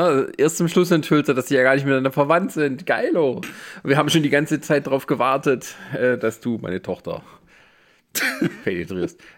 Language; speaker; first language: German; native; German